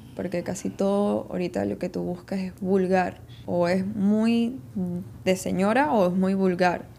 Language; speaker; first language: Spanish; early bilingual, heritage; Spanish